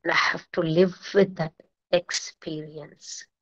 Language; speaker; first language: English; non-native, local second language; Kannada